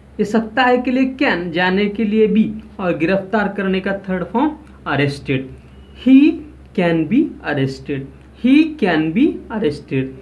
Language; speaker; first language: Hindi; non-native, local second language; Marathi